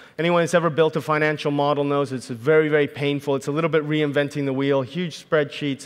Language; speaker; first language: English; native; English